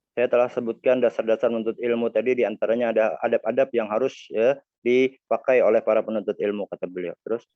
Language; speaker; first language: Indonesian; native; Indonesian